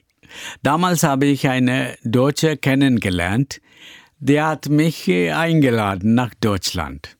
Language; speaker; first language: German; non-native, learner; Tamil